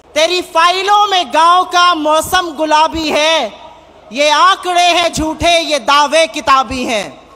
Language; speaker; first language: Hindi; native; Hindi